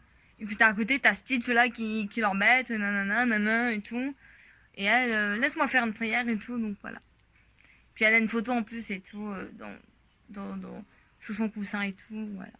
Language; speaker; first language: French; native; French